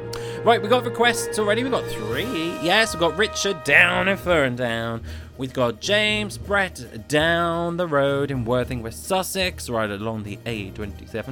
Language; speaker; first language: English; native; English